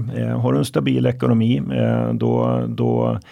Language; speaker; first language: Swedish; native; Swedish